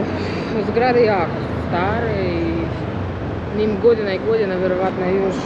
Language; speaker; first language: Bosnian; non-native, fluent; Russian